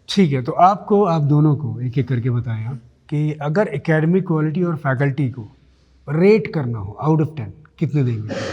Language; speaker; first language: Hindi; native; Hindi